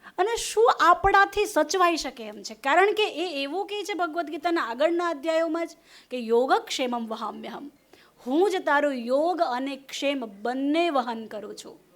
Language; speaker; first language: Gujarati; non-native, local second language; Hindi